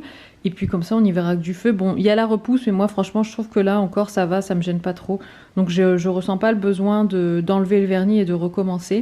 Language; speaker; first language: French; native; French